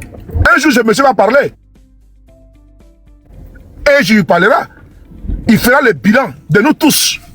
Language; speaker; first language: French; native; French